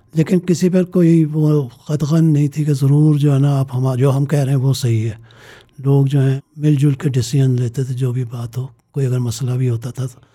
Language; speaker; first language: Urdu; native; Urdu